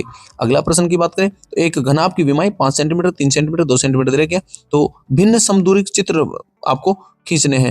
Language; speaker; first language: Hindi; native; Hindi